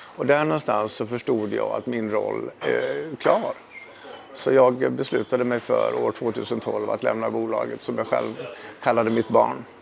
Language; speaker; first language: Swedish; native; Swedish